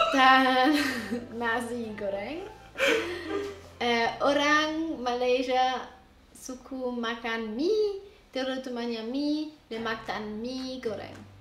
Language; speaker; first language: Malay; non-native, learner; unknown